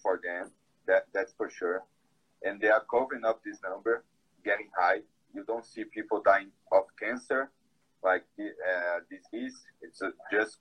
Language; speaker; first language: English; non-native, fluent; Portuguese